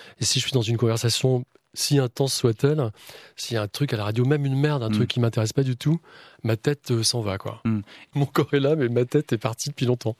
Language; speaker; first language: French; native; French